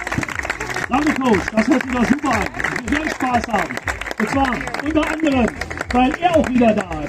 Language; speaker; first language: German; native; German